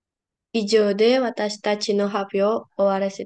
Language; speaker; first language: Japanese; non-native, learner; Indonesian